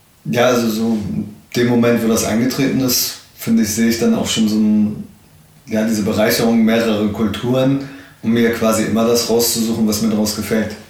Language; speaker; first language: German; early bilingual, other home language; Arabic